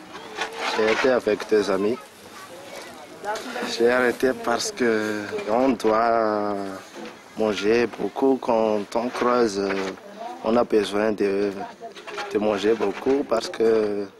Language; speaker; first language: French; non-native, local second language; Malagasy